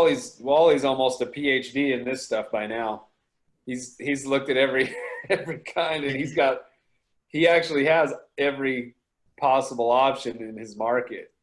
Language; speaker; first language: English; native; English